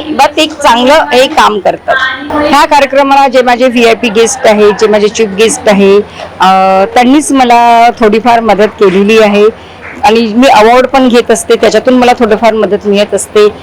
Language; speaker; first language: Marathi; native; Marathi